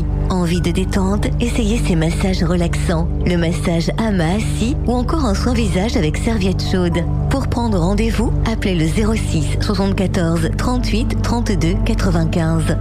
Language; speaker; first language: French; native; French